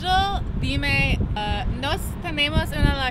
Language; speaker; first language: Spanish; non-native, learner; English